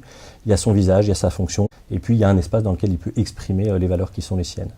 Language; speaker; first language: French; native; French